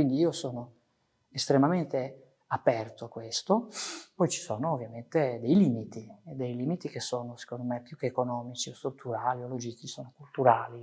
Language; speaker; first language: Italian; early bilingual, other home language; Persian